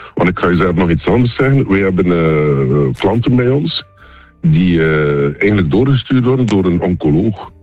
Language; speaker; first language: Dutch; native; Dutch